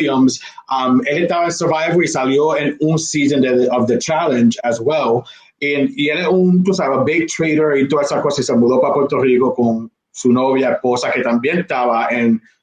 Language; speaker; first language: Spanish; early bilingual, heritage; Spanish